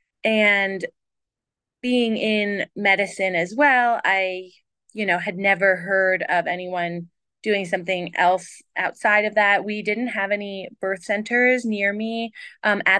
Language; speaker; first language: English; native; English